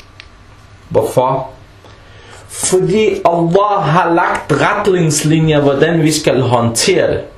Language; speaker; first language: Danish; non-native, fluent; Arabic